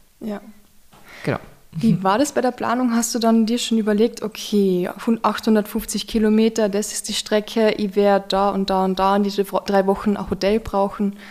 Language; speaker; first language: German; native; German